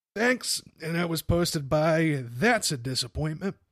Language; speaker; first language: English; native; English